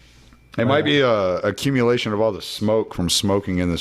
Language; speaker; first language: English; native; English